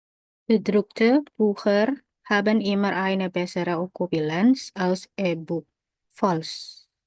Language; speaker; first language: German; non-native, learner; Indonesian